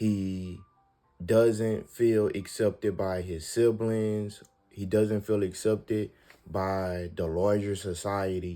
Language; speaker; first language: English; native; English